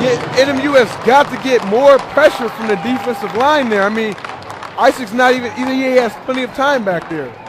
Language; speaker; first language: English; native; English